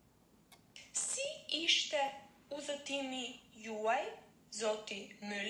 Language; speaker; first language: Albanian; non-native, learner; Finnish